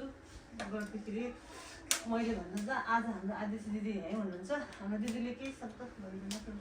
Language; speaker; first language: Nepali; non-native, local second language; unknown